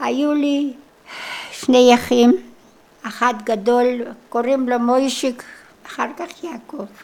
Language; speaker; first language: Hebrew; non-native, local second language; Polish